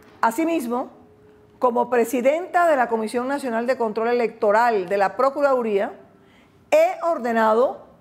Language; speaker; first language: Spanish; native; Spanish